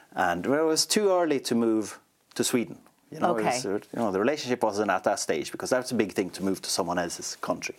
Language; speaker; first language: English; non-native, fluent; Swedish